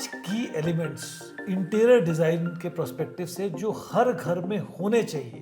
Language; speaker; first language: Hindi; native; Hindi